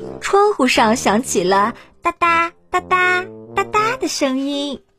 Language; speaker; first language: Chinese; native; Chinese